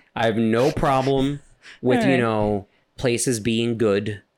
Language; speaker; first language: English; native; English